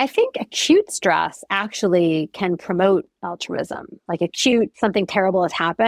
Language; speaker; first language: English; native; English